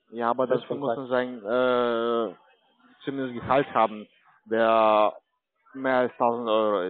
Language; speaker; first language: German; non-native, learner; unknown